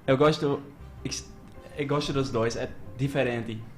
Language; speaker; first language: Portuguese; non-native, learner; Dutch